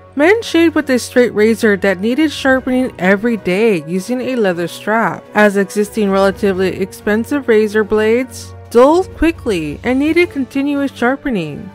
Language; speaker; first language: English; native; English